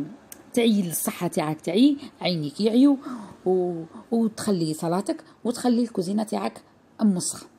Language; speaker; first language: Arabic; native; Arabic